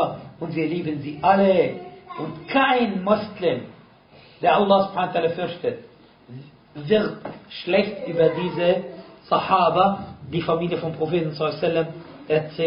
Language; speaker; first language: German; non-native, fluent; Arabic